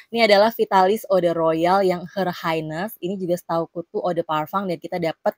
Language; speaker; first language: Indonesian; native; Indonesian